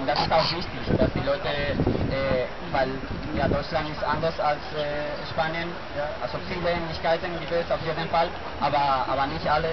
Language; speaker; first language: German; non-native, learner; Spanish